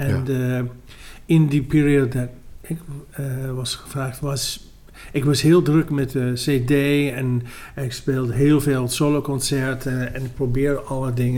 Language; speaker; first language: Dutch; non-native, fluent; English